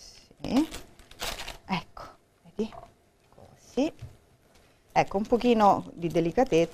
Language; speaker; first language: Italian; native; Italian